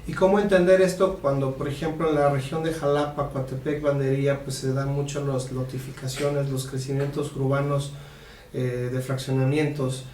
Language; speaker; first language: Spanish; native; Spanish